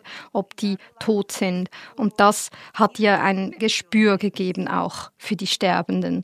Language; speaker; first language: German; native; German